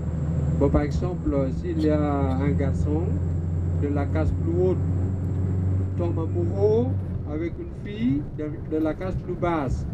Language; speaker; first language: French; non-native, learner; Balinese